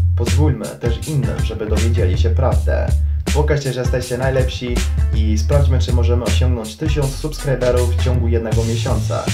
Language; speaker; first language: Polish; non-native, fluent; Croatian